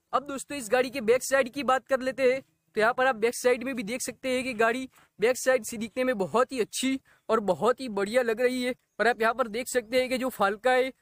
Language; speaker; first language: Hindi; non-native, local second language; Gujarati